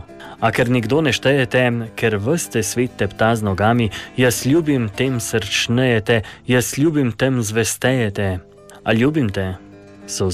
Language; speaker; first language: Slovenian; native; Slovenian